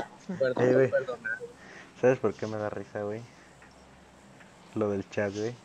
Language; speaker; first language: Spanish; native; Spanish